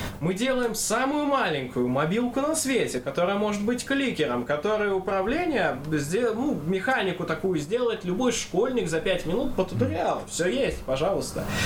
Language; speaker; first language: Russian; non-native, local second language; Kazakh